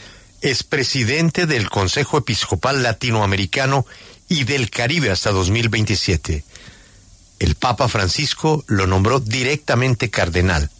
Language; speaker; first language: Spanish; native; Spanish